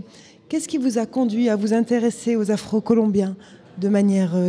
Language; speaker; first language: French; native; French